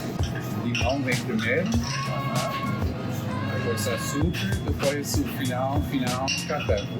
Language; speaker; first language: Portuguese; non-native, learner; English